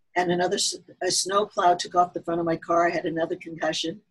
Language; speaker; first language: English; native; English